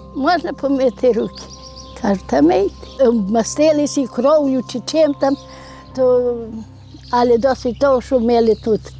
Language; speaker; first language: Ukrainian; native; Ukrainian